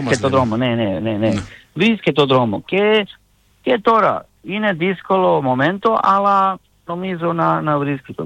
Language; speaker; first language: Greek; non-native, learner; Serbian